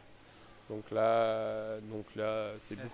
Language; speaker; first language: French; native; French